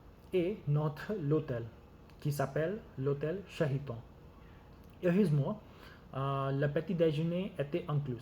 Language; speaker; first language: French; non-native, learner; Gujarati